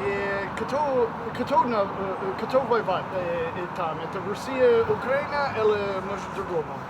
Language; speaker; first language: Russian; non-native, learner; English